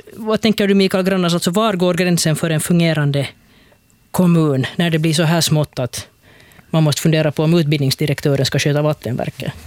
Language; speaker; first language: Swedish; native; Swedish